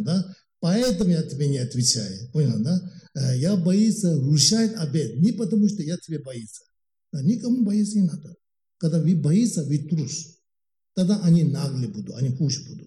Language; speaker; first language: Russian; non-native, learner; Tibetan